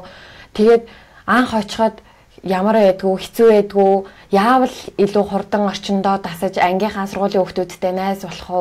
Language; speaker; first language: Mongolian; native; Mongolian